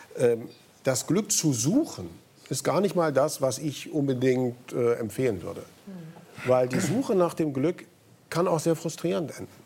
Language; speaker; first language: German; native; German